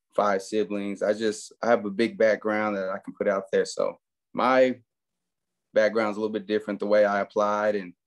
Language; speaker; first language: English; native; English